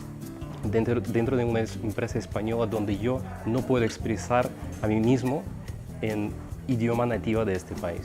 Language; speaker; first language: Spanish; non-native, fluent; Russian